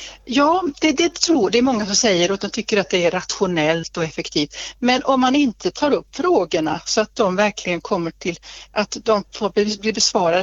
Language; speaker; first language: Swedish; native; Swedish